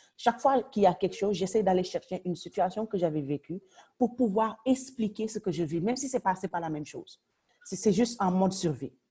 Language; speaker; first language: French; non-native, local second language; Wolof